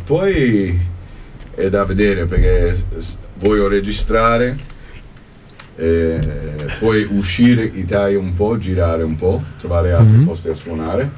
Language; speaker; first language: Italian; non-native, fluent; English